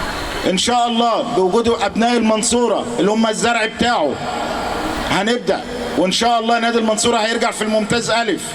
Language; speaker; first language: Arabic; native; Arabic